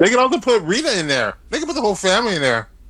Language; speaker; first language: English; native; English